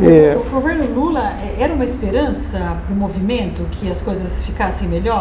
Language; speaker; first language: Portuguese; native; Portuguese